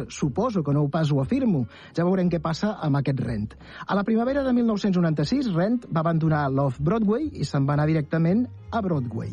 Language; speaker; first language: Catalan; native; Catalan